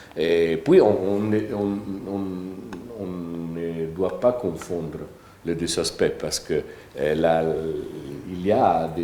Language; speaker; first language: French; non-native, fluent; Italian